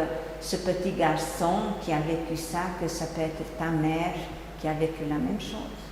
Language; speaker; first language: French; non-native, fluent; Hungarian